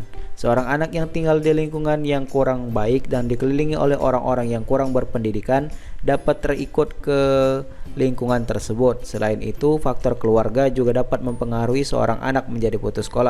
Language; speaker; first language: Indonesian; native; Indonesian